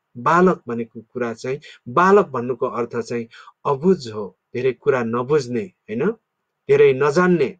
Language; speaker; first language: Nepali; non-native, local second language; Limbu